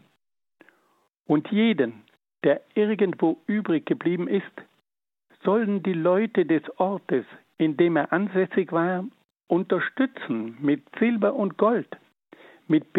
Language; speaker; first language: German; native; German